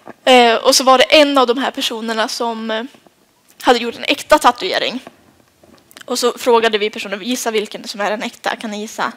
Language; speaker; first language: Swedish; native; Swedish